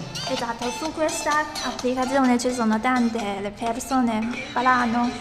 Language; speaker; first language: Italian; non-native, learner; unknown